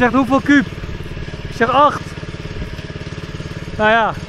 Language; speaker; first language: Dutch; native; Dutch